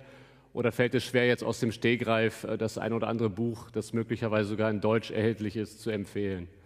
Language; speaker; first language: German; native; German